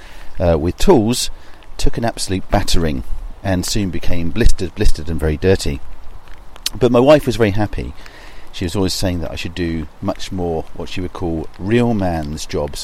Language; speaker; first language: English; native; English